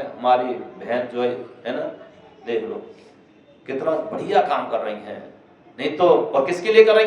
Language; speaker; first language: Hindi; native; Hindi